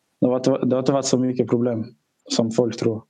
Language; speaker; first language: Swedish; early bilingual, other home language; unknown